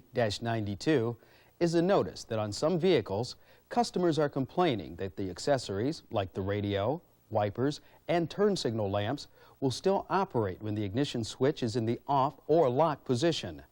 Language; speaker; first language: English; native; English